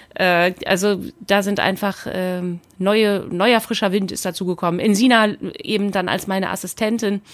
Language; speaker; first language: German; native; German